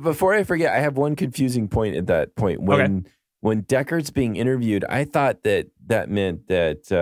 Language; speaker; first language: English; native; English